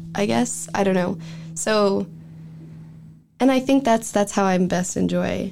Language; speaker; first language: English; early bilingual, other home language; French